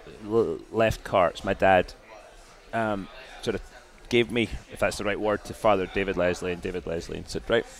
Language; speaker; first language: English; native; English